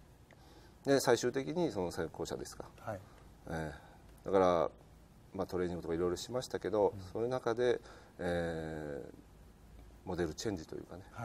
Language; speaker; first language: Japanese; native; Japanese